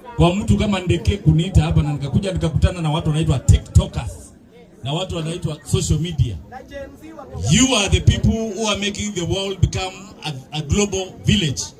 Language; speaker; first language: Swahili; non-native, local second language; Kamba